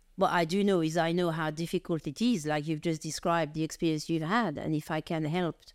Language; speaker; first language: English; non-native, fluent; French